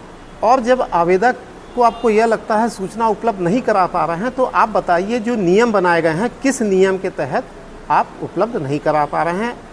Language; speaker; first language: Hindi; native; Hindi